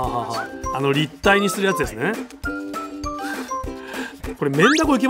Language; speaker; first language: Japanese; native; Japanese